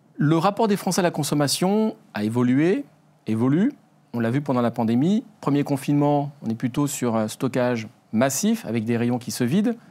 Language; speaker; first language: French; native; French